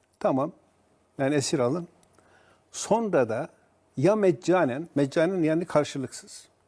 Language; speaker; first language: Turkish; native; Turkish